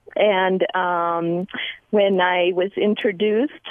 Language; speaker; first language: English; early bilingual, other home language; Spanish